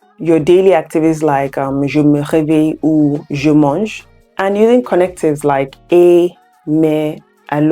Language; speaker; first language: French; non-native, fluent; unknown